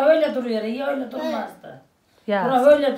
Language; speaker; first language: Turkish; native; Turkish